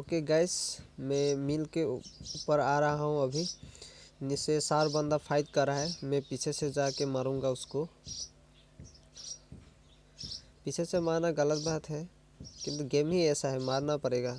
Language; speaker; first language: Hindi; non-native, local second language; Assamese